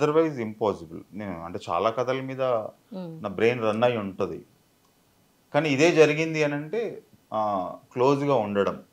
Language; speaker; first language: Telugu; native; Telugu